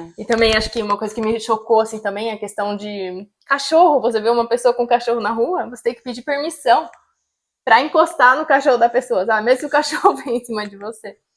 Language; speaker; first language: Portuguese; native; Portuguese